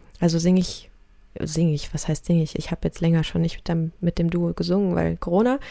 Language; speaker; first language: German; early bilingual, other home language; Russian